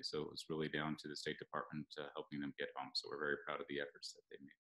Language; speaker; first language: English; native; English